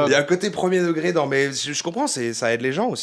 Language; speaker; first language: French; native; French